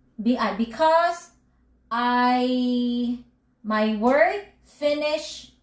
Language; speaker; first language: English; non-native, local second language; Filipino